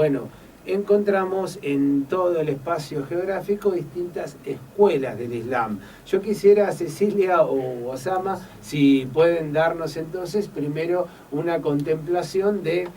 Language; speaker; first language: Spanish; native; Spanish